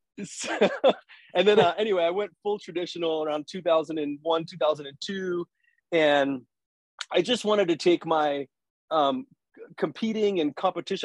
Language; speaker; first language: English; native; English